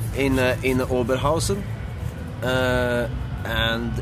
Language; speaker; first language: English; non-native, fluent; Swedish